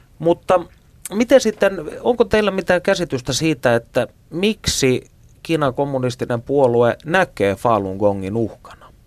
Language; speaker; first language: Finnish; native; Finnish